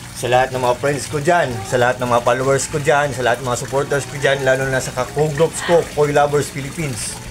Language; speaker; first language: Filipino; non-native, local second language; Cebuano